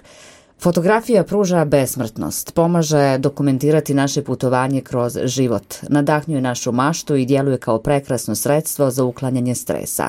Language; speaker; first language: Serbian; native; Serbian